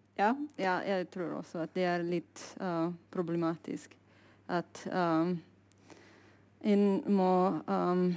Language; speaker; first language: Norwegian; non-native, fluent; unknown